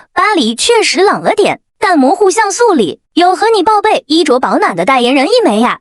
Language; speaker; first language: Chinese; native; Chinese